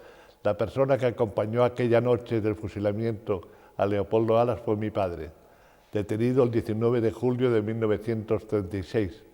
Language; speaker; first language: Spanish; native; Spanish